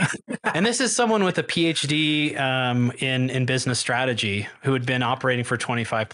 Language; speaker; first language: English; native; English